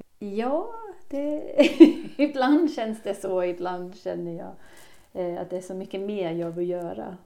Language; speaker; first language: Swedish; non-native, fluent; English